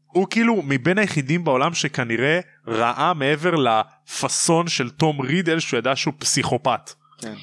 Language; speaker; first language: Hebrew; native; Hebrew